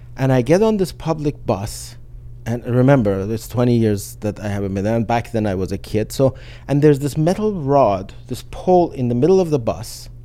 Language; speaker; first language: English; non-native, fluent; Persian